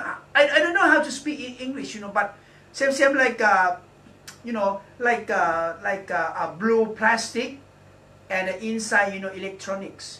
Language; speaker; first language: English; non-native, learner; Thai